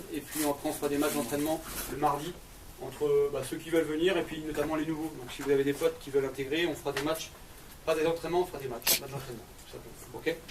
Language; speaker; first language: French; native; French